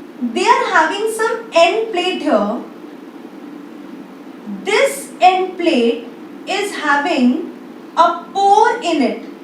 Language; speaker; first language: English; non-native, local second language; Hindi